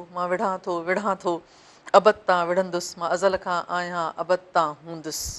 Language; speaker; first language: Sindhi; native; Sindhi